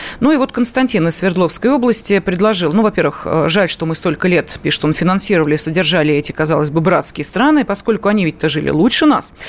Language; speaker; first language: Russian; native; Russian